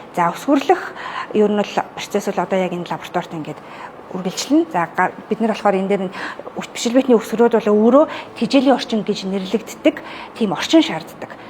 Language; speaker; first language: Mongolian; native; Mongolian